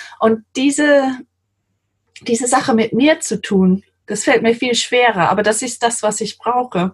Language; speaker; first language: German; non-native, fluent; English